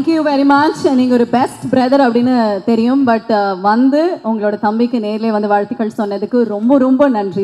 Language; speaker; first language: Tamil; native; Tamil